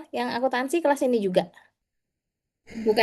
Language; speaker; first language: Indonesian; native; Indonesian